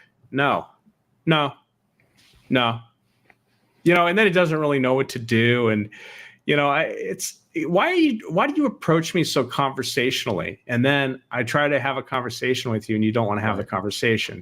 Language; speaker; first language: English; native; English